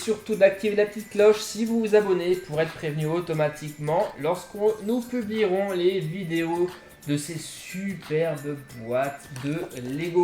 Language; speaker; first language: French; native; French